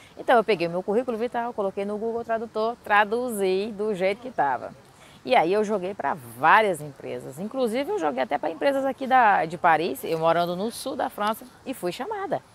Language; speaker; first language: Portuguese; native; Portuguese